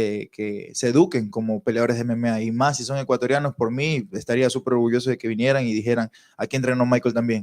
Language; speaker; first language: Spanish; native; Spanish